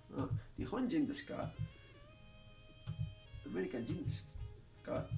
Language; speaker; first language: Japanese; non-native, learner; English